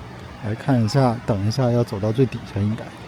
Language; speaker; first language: Chinese; native; Chinese